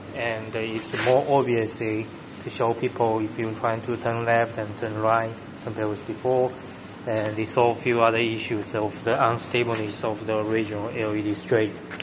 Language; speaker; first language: English; non-native, fluent; Chinese